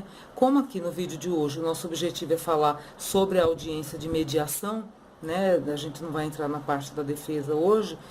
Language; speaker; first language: Portuguese; native; Portuguese